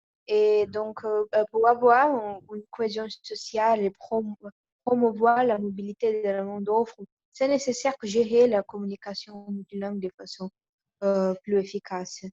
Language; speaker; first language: French; non-native, learner; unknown